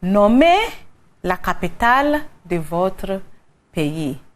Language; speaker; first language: French; non-native, fluent; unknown